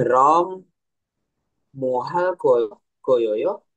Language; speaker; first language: Korean; non-native, learner; Indonesian